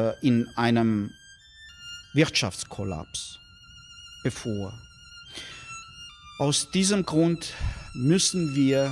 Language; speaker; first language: German; non-native, fluent; Armenian